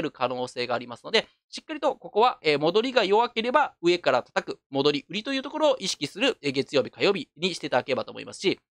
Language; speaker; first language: Japanese; native; Japanese